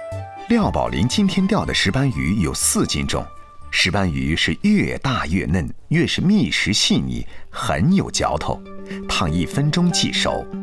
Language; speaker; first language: Chinese; native; Chinese